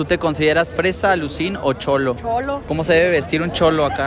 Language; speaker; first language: Spanish; native; Spanish